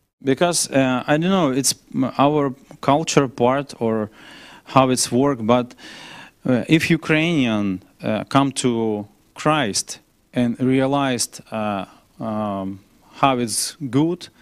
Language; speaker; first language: English; non-native, learner; Ukrainian